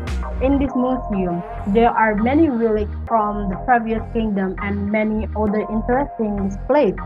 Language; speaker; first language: English; non-native, learner; Indonesian